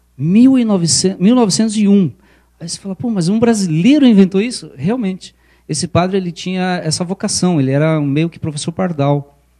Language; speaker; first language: Portuguese; early bilingual, other home language; Spanish